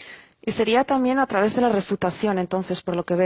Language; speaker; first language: Spanish; native; Spanish